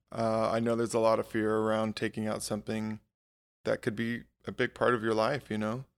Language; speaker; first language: English; native; English